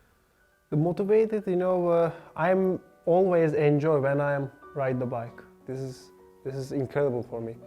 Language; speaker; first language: English; non-native, learner; Turkish